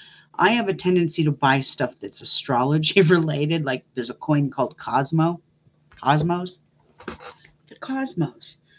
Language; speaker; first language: English; native; English